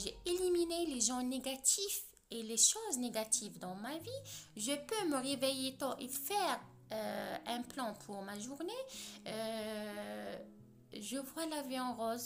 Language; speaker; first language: French; non-native, local second language; Arabic